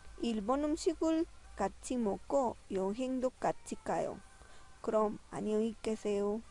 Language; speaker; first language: Korean; non-native, fluent; Spanish